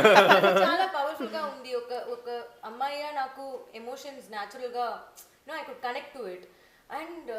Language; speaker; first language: Telugu; non-native, learner; Tamil